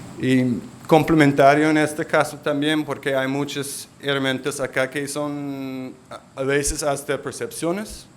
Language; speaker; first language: Spanish; non-native, local second language; English